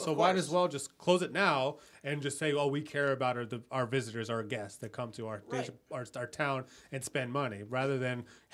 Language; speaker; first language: English; native; English